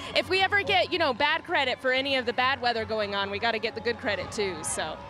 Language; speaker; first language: English; native; English